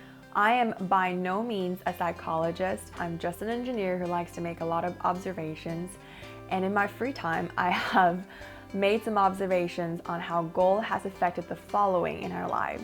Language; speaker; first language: English; early bilingual, other home language; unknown